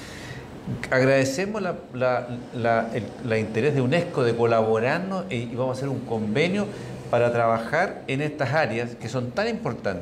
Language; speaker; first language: Spanish; native; Spanish